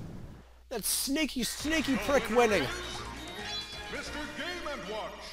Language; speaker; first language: English; native; English